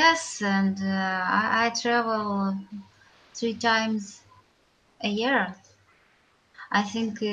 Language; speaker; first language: English; non-native, learner; Russian